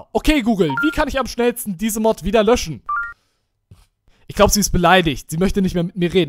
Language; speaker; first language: German; native; German